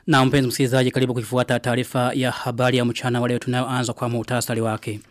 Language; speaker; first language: Swahili; non-native, local second language; Rundi